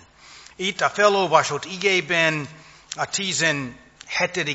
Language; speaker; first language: Hungarian; non-native, fluent; English